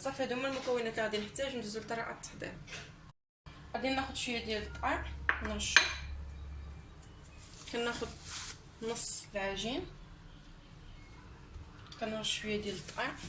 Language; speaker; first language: Arabic; native; Arabic